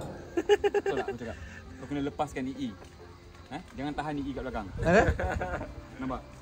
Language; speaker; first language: Malay; native; Malay